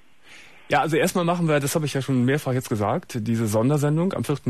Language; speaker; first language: German; native; German